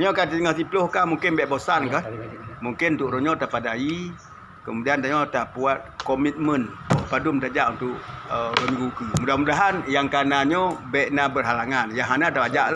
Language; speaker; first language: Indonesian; non-native, local second language; Achinese